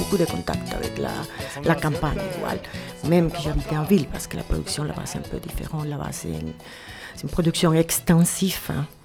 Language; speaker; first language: French; non-native, fluent; Spanish